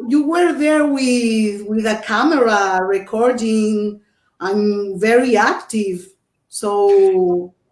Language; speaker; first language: English; non-native, learner; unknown